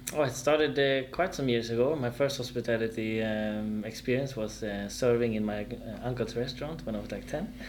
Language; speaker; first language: English; non-native, fluent; Swedish